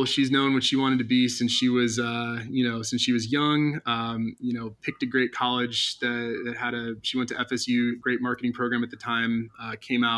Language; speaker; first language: English; native; English